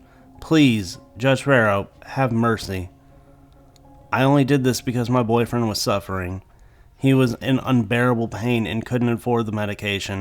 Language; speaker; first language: English; native; English